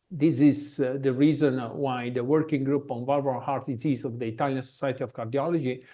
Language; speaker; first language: English; non-native, fluent; Italian